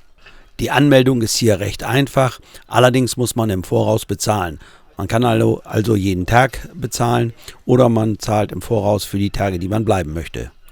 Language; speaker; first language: German; native; German